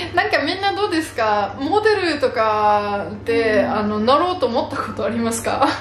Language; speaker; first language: Japanese; non-native, fluent; German